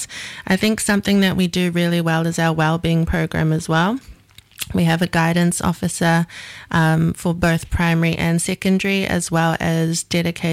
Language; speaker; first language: English; native; English